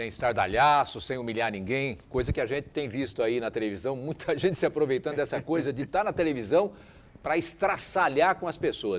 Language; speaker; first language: Portuguese; native; Portuguese